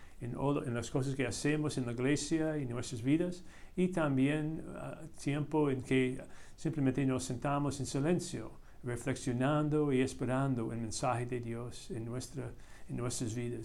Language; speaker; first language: Spanish; non-native, fluent; English